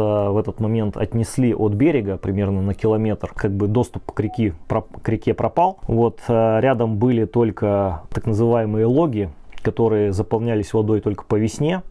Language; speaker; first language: Russian; native; Russian